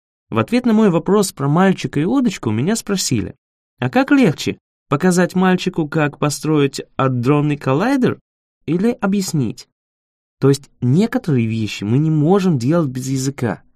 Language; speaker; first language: Russian; non-native, fluent; English